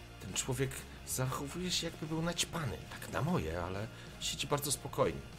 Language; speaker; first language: Polish; native; Polish